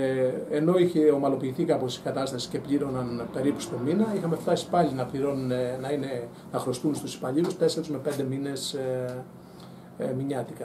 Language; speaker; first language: Greek; native; Greek